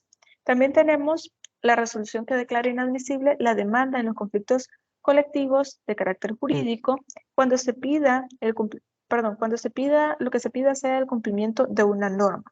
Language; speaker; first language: Spanish; native; Spanish